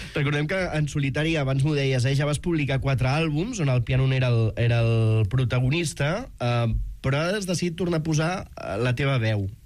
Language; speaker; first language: Catalan; native; Catalan